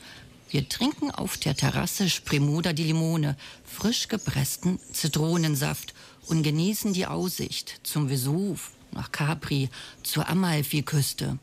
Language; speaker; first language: German; native; German